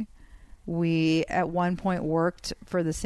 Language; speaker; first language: English; non-native, fluent; Persian